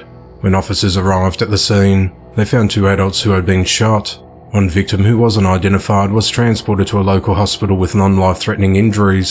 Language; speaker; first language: English; native; English